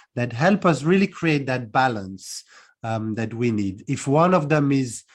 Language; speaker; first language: English; non-native, fluent; French